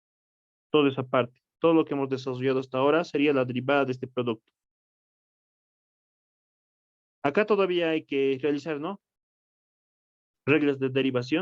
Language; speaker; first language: Spanish; native; Spanish